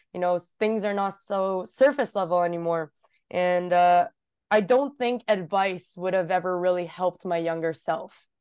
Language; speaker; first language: English; early bilingual, other home language; Japanese